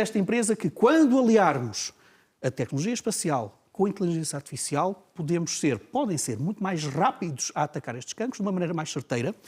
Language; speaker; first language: Portuguese; native; Portuguese